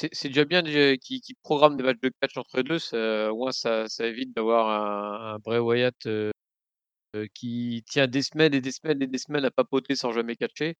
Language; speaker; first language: French; native; French